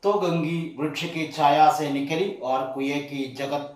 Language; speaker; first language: Hindi; non-native, local second language; Malayalam